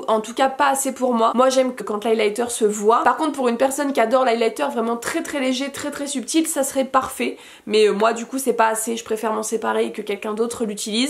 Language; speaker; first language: French; native; French